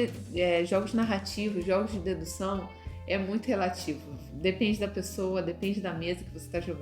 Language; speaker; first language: Portuguese; native; Portuguese